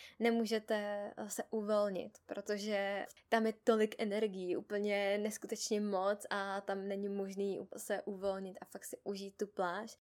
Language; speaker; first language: Czech; native; Czech